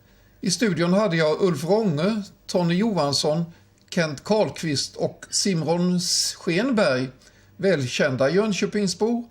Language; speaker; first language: Swedish; native; Swedish